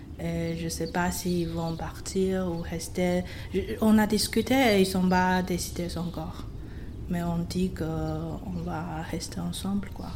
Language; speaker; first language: French; non-native, fluent; Chinese